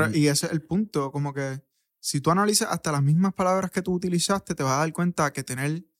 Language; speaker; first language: Spanish; native; Spanish